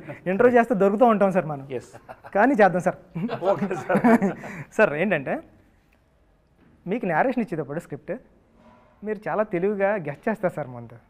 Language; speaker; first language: Telugu; native; Telugu